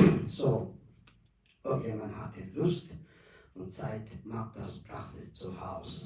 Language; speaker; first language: German; non-native, learner; Tibetan